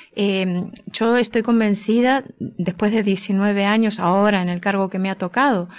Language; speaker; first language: Spanish; native; Spanish